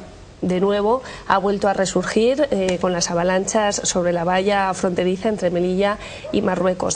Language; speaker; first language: Spanish; native; Spanish